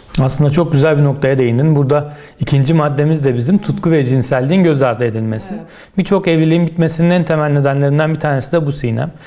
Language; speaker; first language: Turkish; native; Turkish